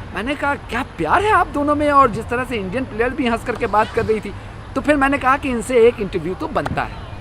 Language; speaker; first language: Urdu; native; Urdu